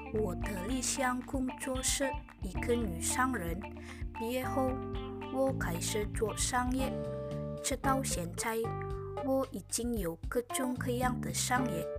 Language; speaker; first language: Chinese; non-native, learner; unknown